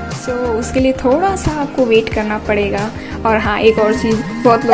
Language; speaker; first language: Hindi; native; Hindi